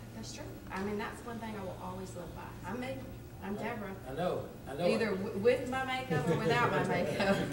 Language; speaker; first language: English; native; English